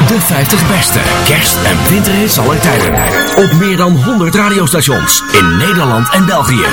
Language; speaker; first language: Dutch; native; Dutch